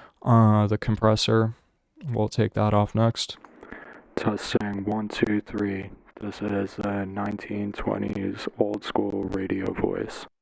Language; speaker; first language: English; native; English